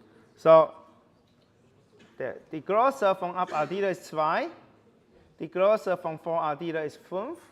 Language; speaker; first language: German; non-native, learner; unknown